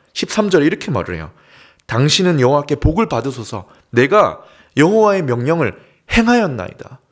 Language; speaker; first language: Korean; native; Korean